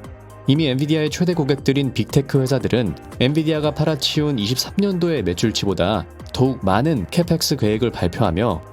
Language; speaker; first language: Korean; native; Korean